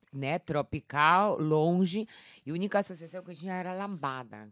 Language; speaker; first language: Portuguese; non-native, fluent; Polish